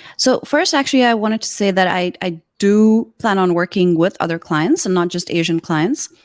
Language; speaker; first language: English; non-native, local second language; Urdu